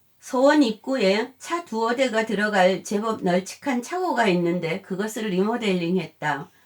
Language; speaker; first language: Korean; native; Korean